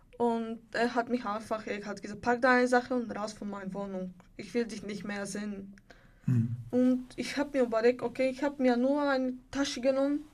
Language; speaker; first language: German; non-native, learner; Bulgarian